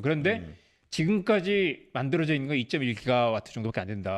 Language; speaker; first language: Korean; native; Korean